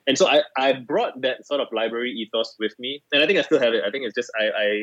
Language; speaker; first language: English; native; English